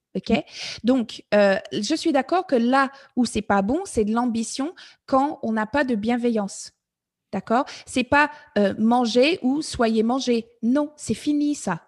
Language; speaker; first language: French; non-native, fluent; English